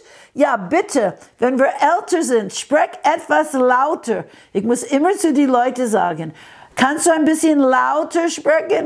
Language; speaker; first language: German; non-native, fluent; English